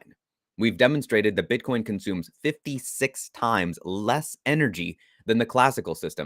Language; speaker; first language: English; native; English